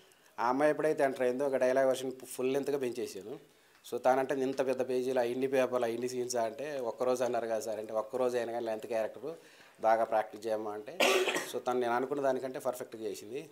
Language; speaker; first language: Telugu; native; Telugu